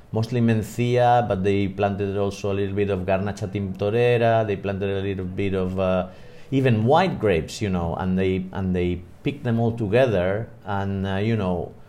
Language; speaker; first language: English; non-native, fluent; Spanish